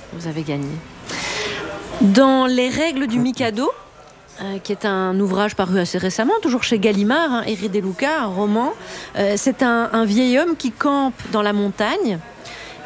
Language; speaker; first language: French; native; French